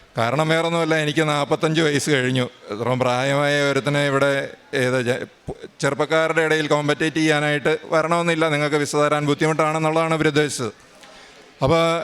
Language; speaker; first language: Malayalam; native; Malayalam